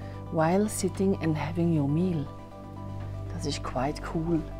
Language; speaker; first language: English; non-native, fluent; German